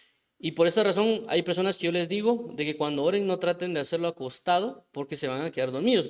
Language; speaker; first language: Spanish; native; Spanish